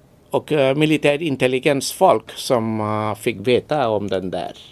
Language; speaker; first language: Swedish; non-native, fluent; Bangla